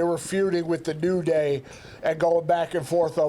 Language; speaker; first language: English; native; English